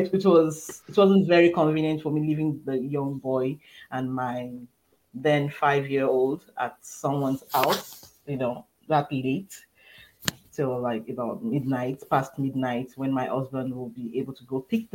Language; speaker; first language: English; non-native, local second language; Yoruba